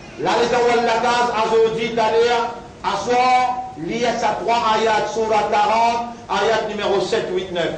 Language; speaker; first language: French; non-native, local second language; Morisyen